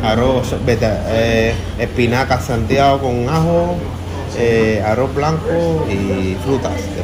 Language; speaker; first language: Spanish; non-native, fluent; Vietnamese